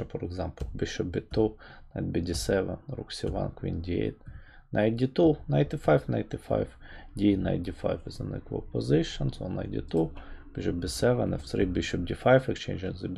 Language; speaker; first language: English; non-native, fluent; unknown